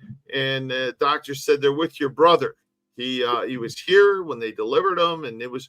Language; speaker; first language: English; native; English